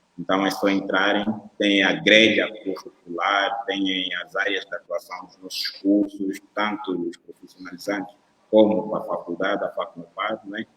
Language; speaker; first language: Portuguese; native; Portuguese